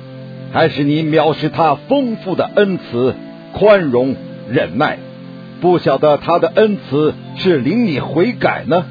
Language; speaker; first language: Chinese; native; Chinese